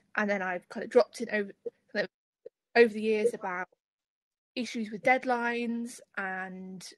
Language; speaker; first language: English; native; English